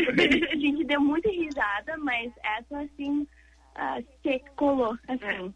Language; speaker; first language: Portuguese; early bilingual, heritage; English